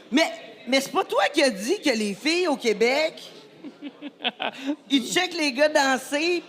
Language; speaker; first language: French; native; French